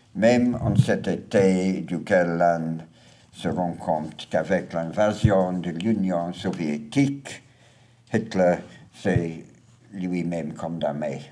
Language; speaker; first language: French; non-native, learner; English